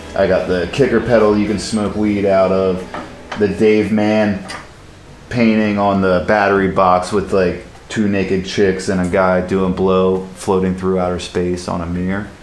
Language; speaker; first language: English; native; English